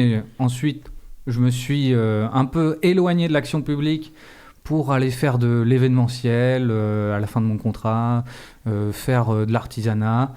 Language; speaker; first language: French; native; French